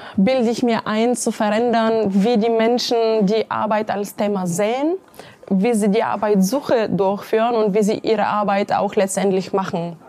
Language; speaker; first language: German; non-native, fluent; Bulgarian